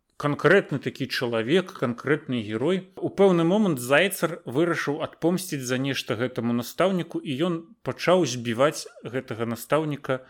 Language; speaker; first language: Belarusian; native; Belarusian